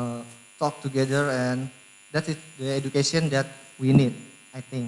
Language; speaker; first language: English; non-native, learner; Indonesian